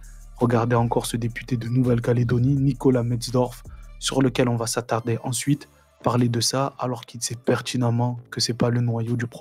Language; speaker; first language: French; native; French